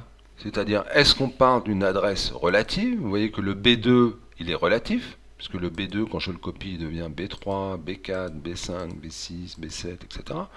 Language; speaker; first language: French; native; French